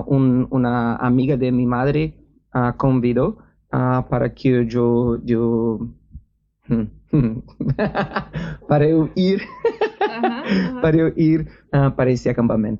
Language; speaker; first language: Spanish; non-native, learner; Portuguese